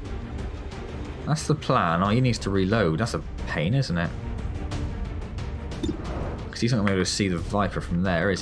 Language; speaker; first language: English; native; English